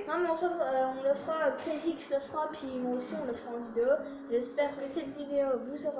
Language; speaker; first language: French; native; French